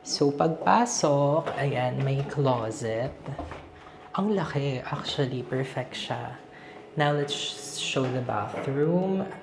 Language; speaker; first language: Filipino; native; Filipino